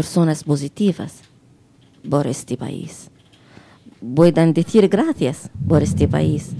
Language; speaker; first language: Spanish; non-native, fluent; Arabic